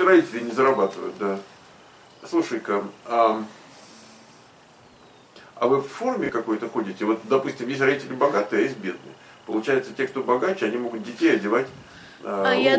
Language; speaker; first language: Russian; native; Russian